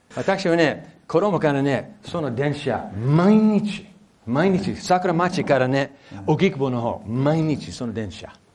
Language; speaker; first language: Japanese; early bilingual, other home language; English